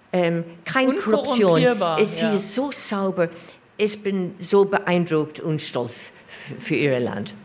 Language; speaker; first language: German; non-native, learner; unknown